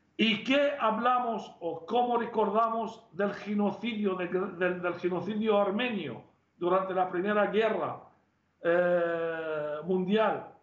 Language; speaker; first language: Spanish; non-native, fluent; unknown